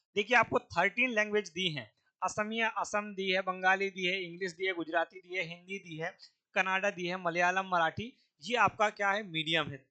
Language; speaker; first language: Hindi; native; Hindi